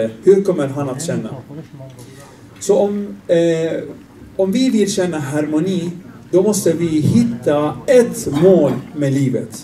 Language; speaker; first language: Swedish; non-native, fluent; Arabic